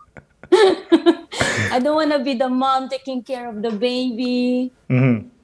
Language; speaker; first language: English; non-native, local second language; Filipino